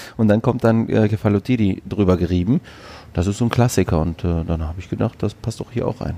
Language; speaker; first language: German; early bilingual, other home language; Greek